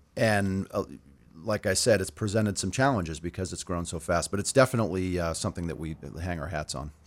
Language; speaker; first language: English; native; English